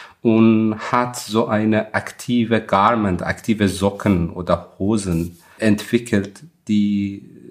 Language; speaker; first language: German; non-native, fluent; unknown